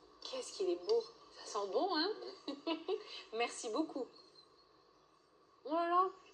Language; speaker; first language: French; native; French